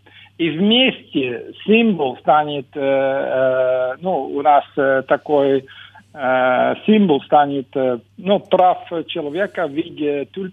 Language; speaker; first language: Ukrainian; non-native, learner; Dutch